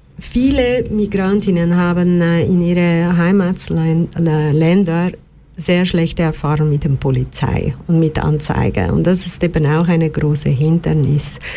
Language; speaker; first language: German; non-native, fluent; Portuguese